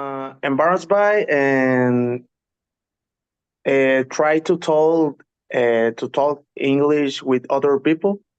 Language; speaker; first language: English; non-native, learner; Spanish